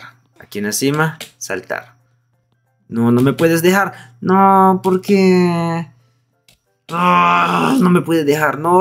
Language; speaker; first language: Spanish; native; Spanish